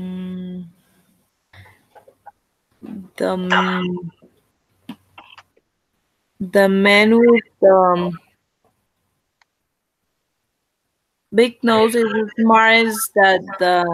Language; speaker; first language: English; non-native, learner; Spanish